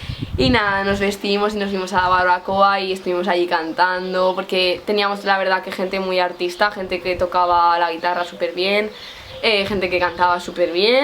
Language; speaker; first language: Spanish; native; Spanish